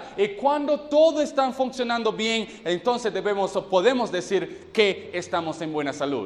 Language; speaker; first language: Spanish; non-native, fluent; English